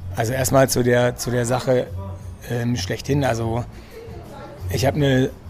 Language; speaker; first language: German; early bilingual, other home language; Greek